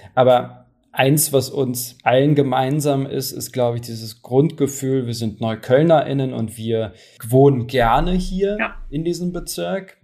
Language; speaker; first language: German; early bilingual, other home language; Turkish